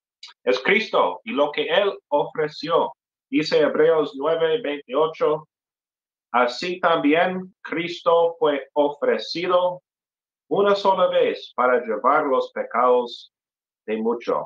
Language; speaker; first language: Spanish; non-native, fluent; English